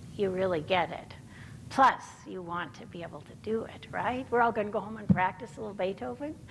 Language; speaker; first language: English; native; English